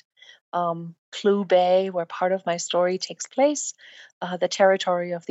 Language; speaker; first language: English; non-native, fluent; German